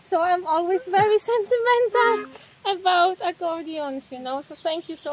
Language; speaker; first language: English; non-native, fluent; Polish